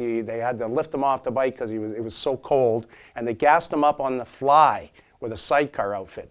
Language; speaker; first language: English; native; English